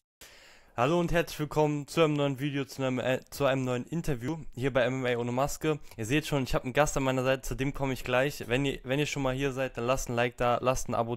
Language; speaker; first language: German; native; German